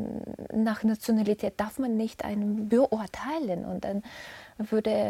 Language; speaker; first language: German; non-native, fluent; Russian